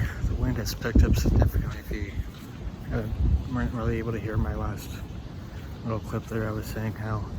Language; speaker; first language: English; native; English